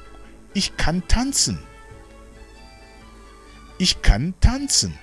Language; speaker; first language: German; non-native, fluent; Rundi